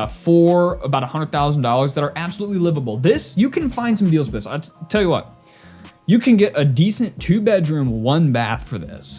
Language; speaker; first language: English; native; English